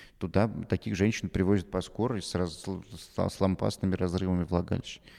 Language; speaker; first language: Russian; native; Russian